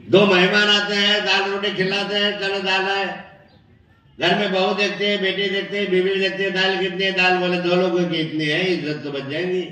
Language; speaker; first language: Hindi; non-native, local second language; Marathi